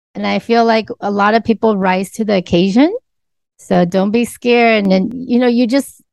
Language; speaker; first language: English; early bilingual, other home language; Chinese